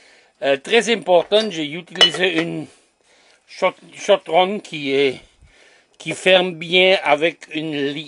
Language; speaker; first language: French; non-native, learner; German